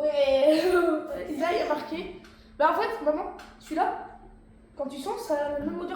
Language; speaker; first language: French; native; French